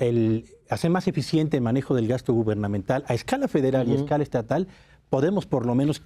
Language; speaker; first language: Spanish; native; Spanish